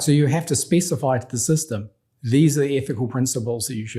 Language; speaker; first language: English; native; English